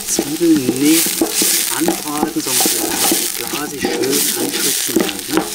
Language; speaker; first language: German; early bilingual, other home language; Hungarian